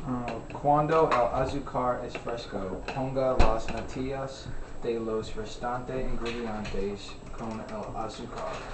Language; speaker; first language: Spanish; non-native, learner; English